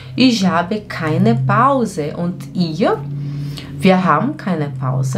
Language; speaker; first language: German; non-native, fluent; Portuguese